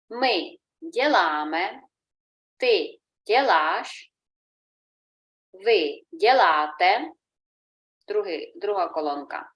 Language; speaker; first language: Czech; non-native, fluent; Ukrainian